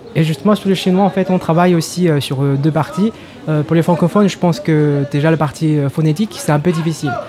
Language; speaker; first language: French; non-native, fluent; Chinese